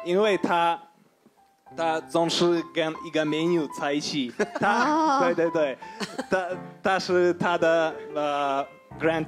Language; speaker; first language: Chinese; non-native, fluent; Russian